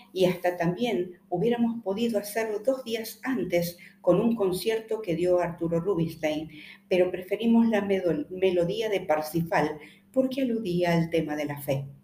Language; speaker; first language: Spanish; native; Spanish